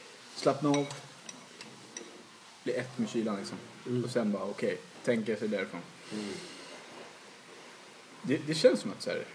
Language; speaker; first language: Swedish; native; Swedish